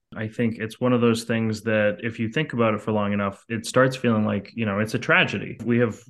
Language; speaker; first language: English; native; English